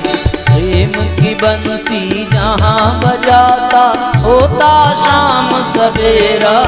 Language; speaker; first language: Hindi; native; Hindi